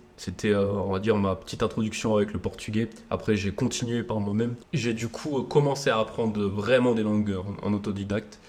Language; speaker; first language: French; native; French